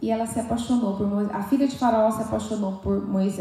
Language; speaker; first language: Portuguese; native; Portuguese